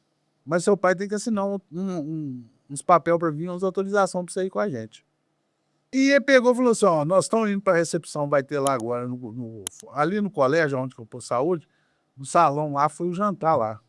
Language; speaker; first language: Portuguese; native; Portuguese